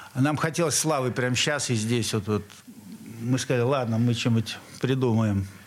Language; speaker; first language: Russian; native; Russian